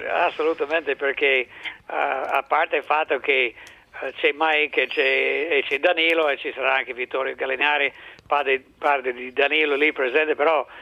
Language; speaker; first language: Italian; non-native, fluent; English